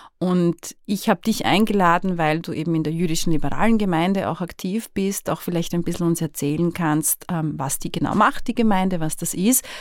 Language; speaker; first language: German; native; German